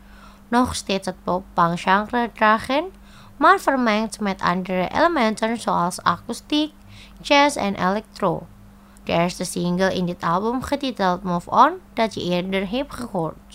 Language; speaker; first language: Dutch; non-native, fluent; Indonesian